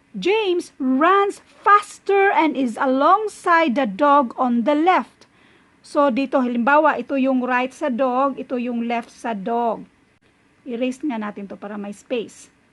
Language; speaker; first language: Filipino; non-native, local second language; Cebuano